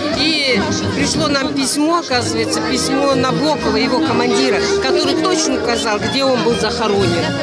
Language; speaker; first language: Russian; non-native, local second language; Kazakh